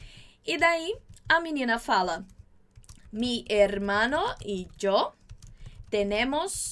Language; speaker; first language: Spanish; non-native, fluent; Portuguese